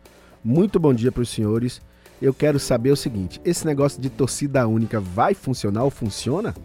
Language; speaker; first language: Portuguese; native; Portuguese